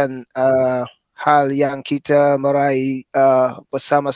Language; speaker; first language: Indonesian; non-native, fluent; English